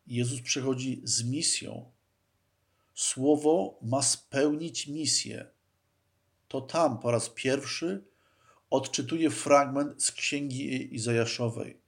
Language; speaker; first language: Polish; native; Polish